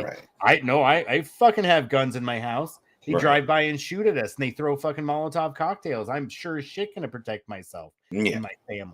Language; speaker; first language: English; native; English